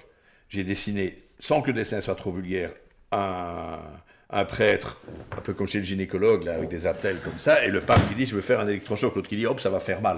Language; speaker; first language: French; native; French